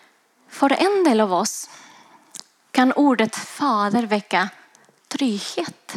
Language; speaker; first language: Swedish; non-native, fluent; Spanish